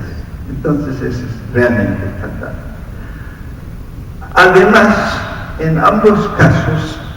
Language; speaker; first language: Spanish; non-native, fluent; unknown